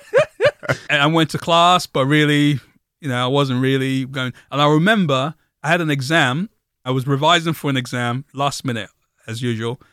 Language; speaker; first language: English; non-native, local second language; Yoruba